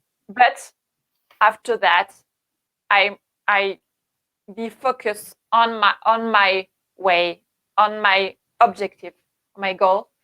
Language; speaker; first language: English; non-native, learner; French